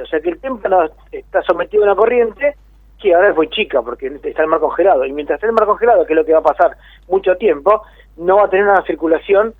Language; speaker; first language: Spanish; native; Spanish